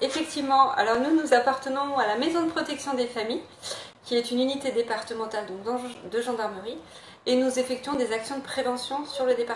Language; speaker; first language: French; native; French